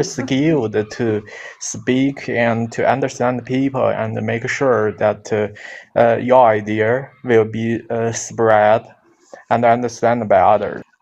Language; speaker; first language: English; non-native, learner; Chinese